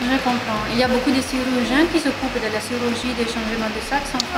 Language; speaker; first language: French; non-native, fluent; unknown